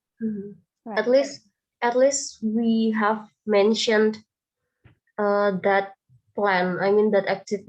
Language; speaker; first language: English; non-native, fluent; Indonesian